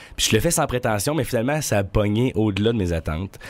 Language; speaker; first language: French; native; French